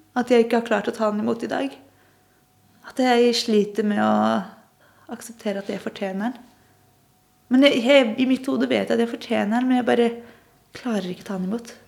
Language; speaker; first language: Norwegian; early bilingual, other home language; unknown